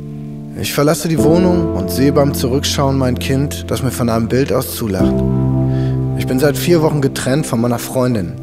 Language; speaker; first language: German; native; German